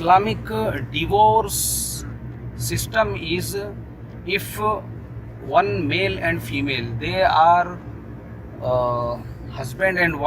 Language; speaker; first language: English; non-native, local second language; Hindi